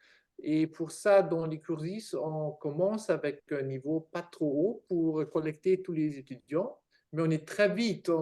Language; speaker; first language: French; non-native, fluent; German